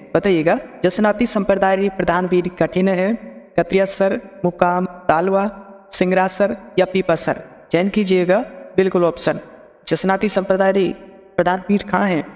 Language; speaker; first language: Hindi; native; Hindi